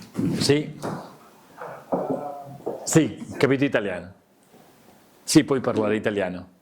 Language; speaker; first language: Italian; non-native, learner; Spanish